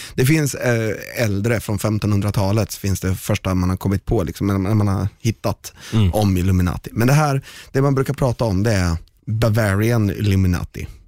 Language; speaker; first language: Swedish; native; Swedish